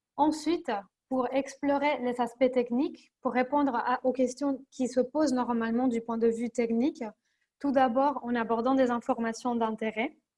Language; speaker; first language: French; non-native, fluent; Spanish